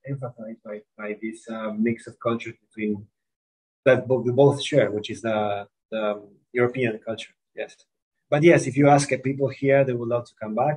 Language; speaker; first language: English; non-native, fluent; Spanish